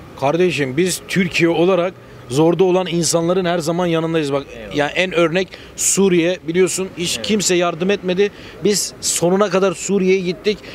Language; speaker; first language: Turkish; native; Turkish